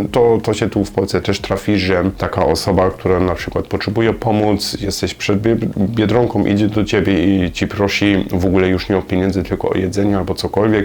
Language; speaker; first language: Polish; non-native, learner; German